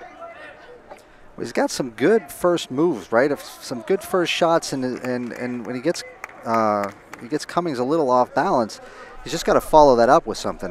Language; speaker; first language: English; native; English